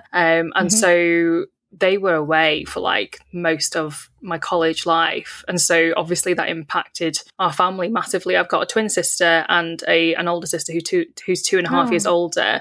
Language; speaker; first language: English; native; English